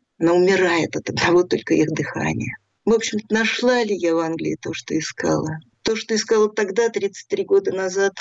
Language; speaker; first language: Russian; native; Russian